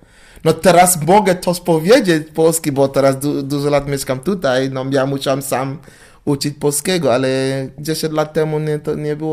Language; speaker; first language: Polish; non-native, learner; English